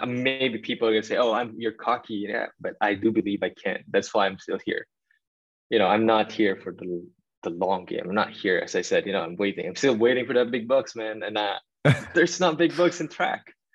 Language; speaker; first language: English; non-native, local second language; Filipino